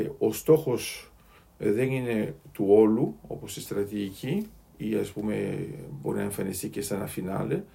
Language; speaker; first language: Greek; native; Greek